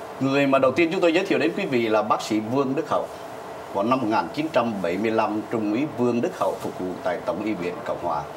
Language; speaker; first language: Vietnamese; native; Vietnamese